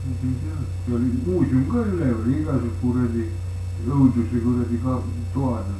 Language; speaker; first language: Estonian; native; Estonian